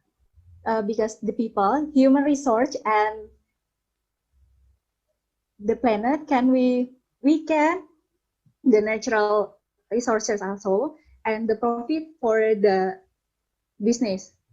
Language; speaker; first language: English; non-native, learner; Indonesian